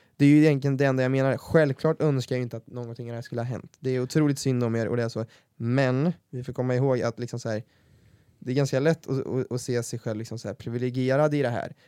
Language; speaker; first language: Swedish; native; Swedish